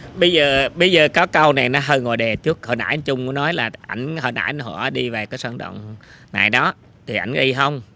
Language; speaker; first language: Vietnamese; native; Vietnamese